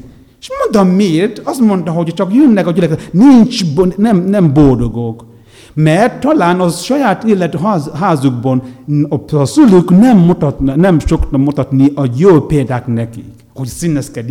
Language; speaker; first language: Hungarian; non-native, learner; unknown